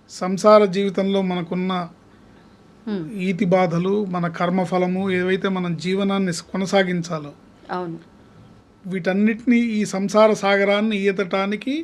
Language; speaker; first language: Telugu; native; Telugu